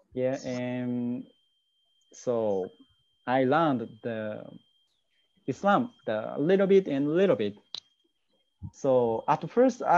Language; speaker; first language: English; non-native, learner; Japanese